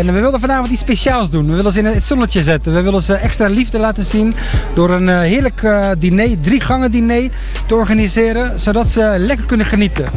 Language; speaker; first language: Dutch; native; Dutch